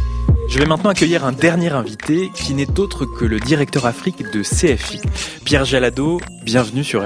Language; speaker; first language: French; native; French